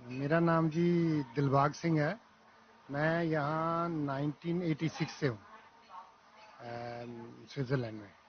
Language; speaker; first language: Hindi; native; Hindi